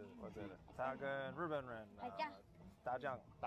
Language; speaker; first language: Chinese; non-native, learner; English